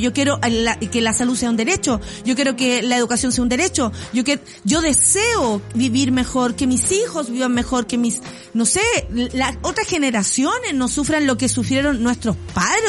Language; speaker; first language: Spanish; native; Spanish